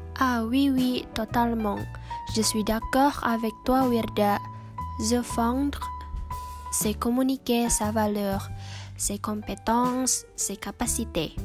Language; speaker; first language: French; non-native, learner; Indonesian